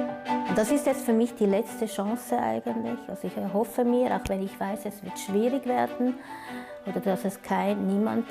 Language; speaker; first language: German; early bilingual, other home language; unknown